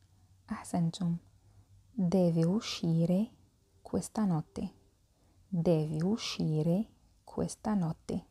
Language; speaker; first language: Italian; non-native, fluent; Arabic